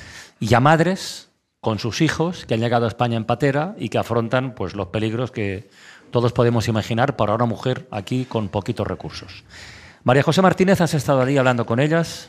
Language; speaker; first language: Spanish; native; Spanish